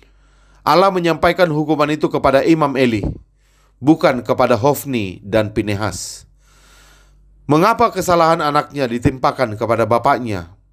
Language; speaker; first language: Indonesian; native; Indonesian